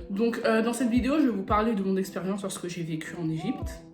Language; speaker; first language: French; native; French